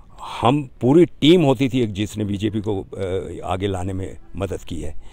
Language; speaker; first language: Hindi; native; Hindi